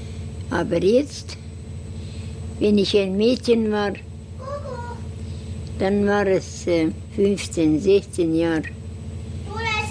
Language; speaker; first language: German; non-native, learner; Estonian